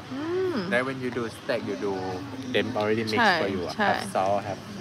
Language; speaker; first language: English; non-native, learner; Thai